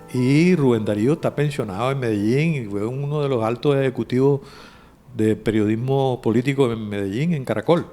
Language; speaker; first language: Spanish; native; Spanish